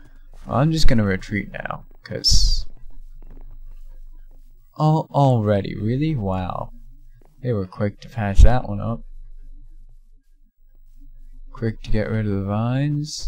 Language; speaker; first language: English; native; English